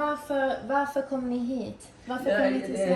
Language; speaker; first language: Swedish; early bilingual, other home language; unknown